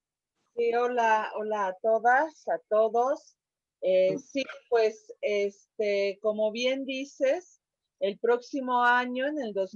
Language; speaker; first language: Spanish; native; Spanish